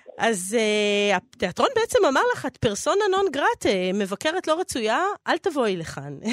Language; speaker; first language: Hebrew; native; Hebrew